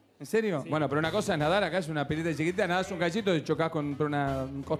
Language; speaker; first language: Spanish; native; Spanish